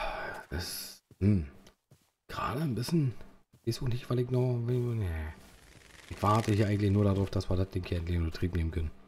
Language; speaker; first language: German; native; German